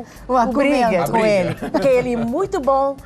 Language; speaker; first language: Portuguese; non-native, learner; English